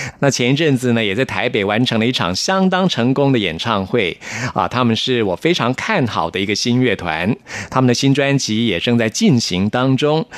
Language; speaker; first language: Chinese; native; Chinese